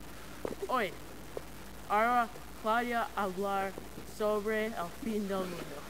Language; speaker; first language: Spanish; non-native, learner; English